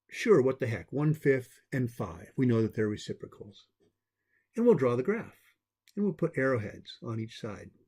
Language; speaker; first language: English; native; English